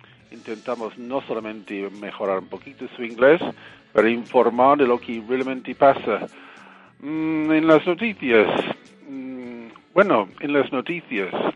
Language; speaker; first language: Spanish; non-native, fluent; English